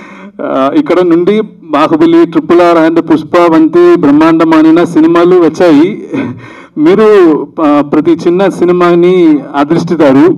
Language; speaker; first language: Telugu; non-native, learner; Malayalam